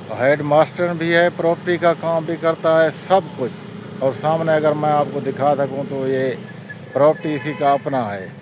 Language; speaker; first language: Urdu; non-native, local second language; Saraiki